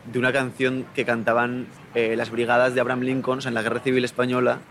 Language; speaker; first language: Spanish; native; Spanish